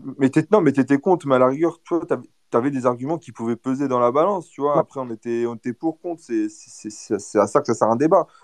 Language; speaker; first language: French; early bilingual, other home language; Portuguese